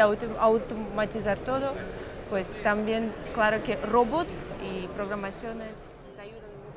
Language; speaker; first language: Spanish; non-native, fluent; Russian